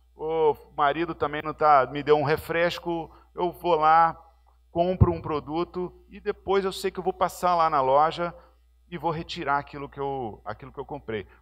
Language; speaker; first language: Portuguese; native; Portuguese